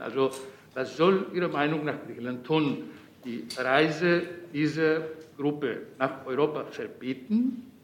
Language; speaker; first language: German; non-native, fluent; Greek